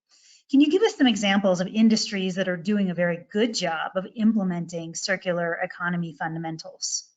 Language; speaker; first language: English; native; English